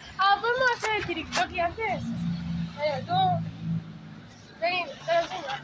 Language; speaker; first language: Spanish; native; Spanish